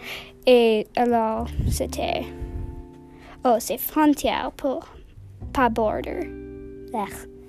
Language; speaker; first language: French; non-native, learner; English